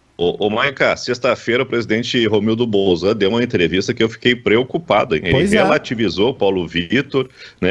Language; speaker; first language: Portuguese; native; Portuguese